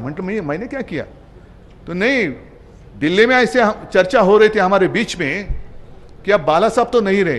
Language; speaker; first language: Hindi; non-native, local second language; Marathi